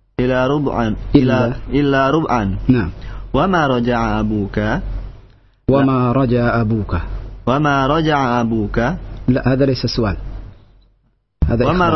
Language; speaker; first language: Arabic; non-native, learner; Indonesian